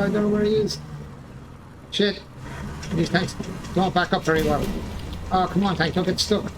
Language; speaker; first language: English; native; English